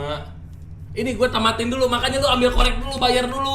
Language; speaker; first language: Indonesian; native; Indonesian